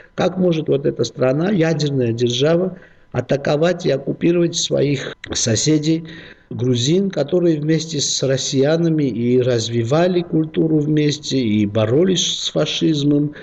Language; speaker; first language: Russian; non-native, local second language; Georgian